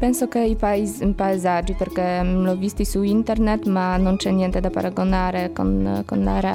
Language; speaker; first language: Italian; non-native, learner; Polish